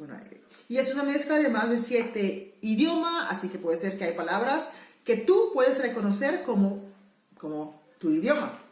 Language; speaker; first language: Spanish; non-native, fluent; Papiamento